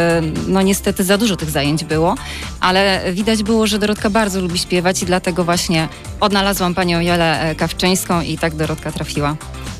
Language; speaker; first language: Polish; native; Polish